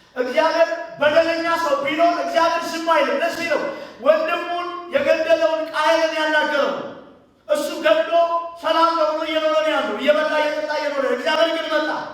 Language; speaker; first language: Amharic; native; Amharic